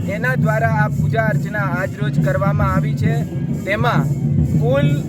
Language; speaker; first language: Gujarati; non-native, local second language; Rathawi